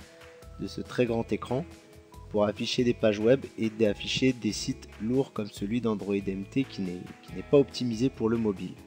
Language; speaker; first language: French; native; French